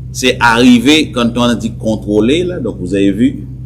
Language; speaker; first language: French; native; French